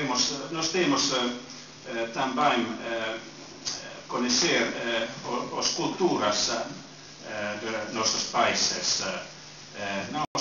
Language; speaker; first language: Portuguese; non-native, learner; Finnish